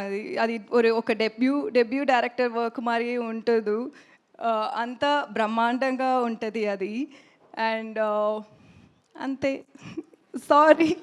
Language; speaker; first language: Telugu; non-native, learner; Tamil